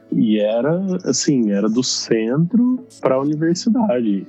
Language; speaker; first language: Portuguese; native; Portuguese